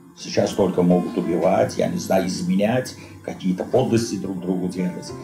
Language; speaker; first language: Russian; non-native, local second language; Azerbaijani